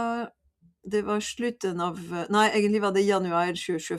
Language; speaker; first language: Norwegian; non-native, fluent; French